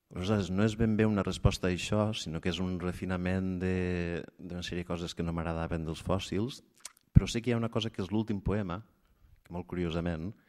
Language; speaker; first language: Catalan; native; Catalan